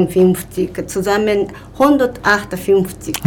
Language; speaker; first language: German; non-native, learner; Japanese